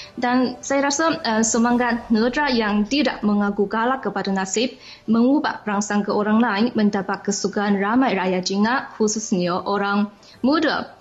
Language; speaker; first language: Malay; non-native, fluent; Chinese